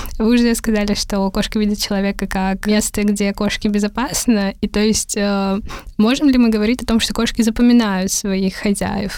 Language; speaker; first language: Russian; native; Russian